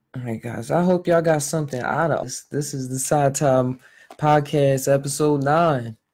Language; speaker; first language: English; native; English